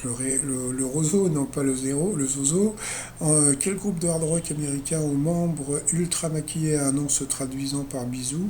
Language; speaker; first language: French; native; French